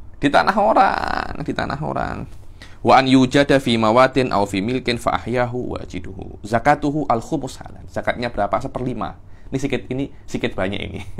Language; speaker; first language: Indonesian; native; Indonesian